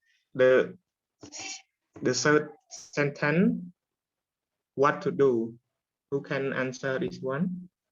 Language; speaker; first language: English; non-native, learner; Khmer